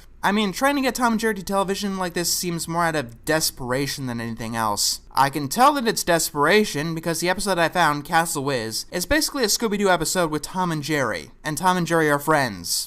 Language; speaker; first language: English; native; English